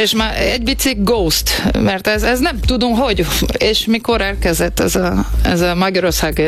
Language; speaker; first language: Hungarian; non-native, learner; Portuguese